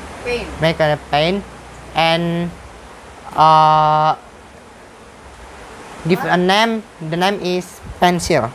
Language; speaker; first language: English; non-native, learner; Indonesian